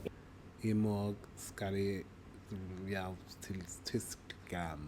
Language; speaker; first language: Swedish; non-native, learner; English